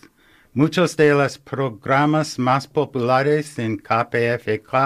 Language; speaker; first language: Spanish; non-native, learner; English